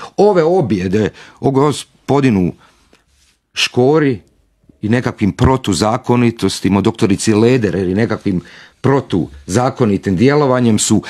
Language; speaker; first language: Croatian; native; Croatian